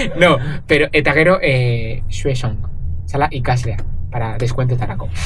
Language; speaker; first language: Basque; non-native, local second language; Spanish